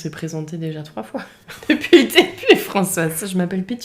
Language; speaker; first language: French; native; French